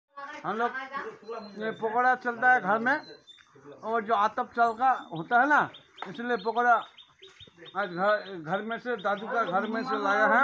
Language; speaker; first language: Hindi; non-native, local second language; Bangla